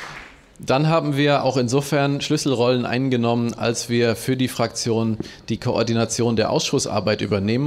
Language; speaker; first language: German; native; German